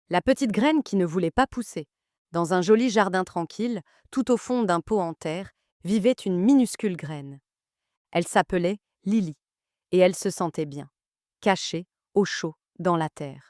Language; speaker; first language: French; native; French